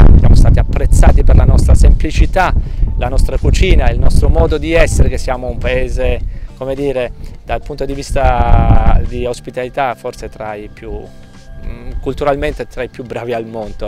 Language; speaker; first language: Italian; native; Italian